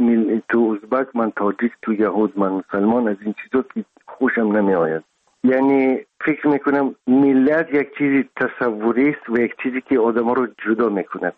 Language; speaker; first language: Persian; non-native, local second language; Russian